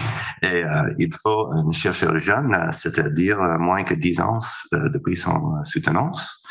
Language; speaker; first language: French; non-native, fluent; English